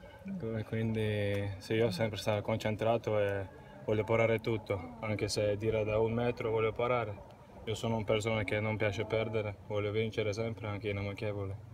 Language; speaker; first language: Italian; non-native, learner; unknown